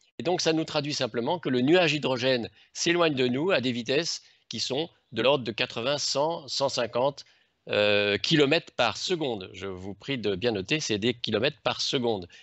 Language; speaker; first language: French; native; French